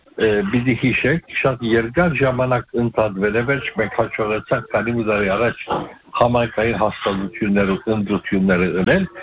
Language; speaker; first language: Armenian; native; Armenian